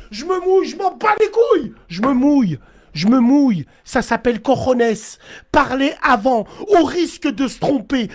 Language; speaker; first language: French; native; French